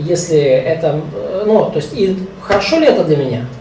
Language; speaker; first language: Russian; native; Russian